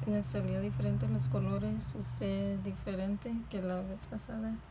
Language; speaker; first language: Spanish; early bilingual, heritage; Spanish